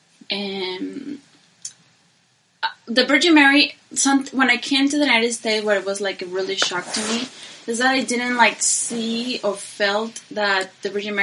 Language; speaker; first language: English; non-native, learner; Spanish